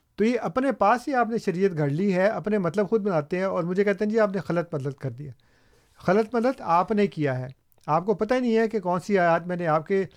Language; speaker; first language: Urdu; native; Urdu